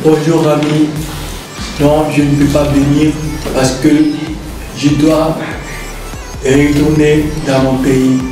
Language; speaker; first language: French; non-native, learner; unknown